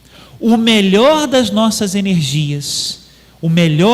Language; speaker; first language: Portuguese; native; Portuguese